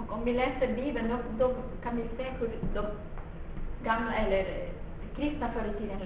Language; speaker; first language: Swedish; non-native, fluent; Spanish